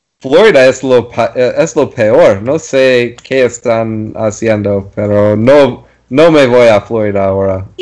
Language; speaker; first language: Spanish; non-native, learner; English